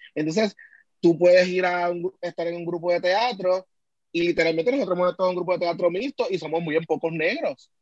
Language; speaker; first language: Spanish; native; Spanish